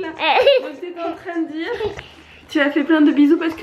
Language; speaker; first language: French; native; French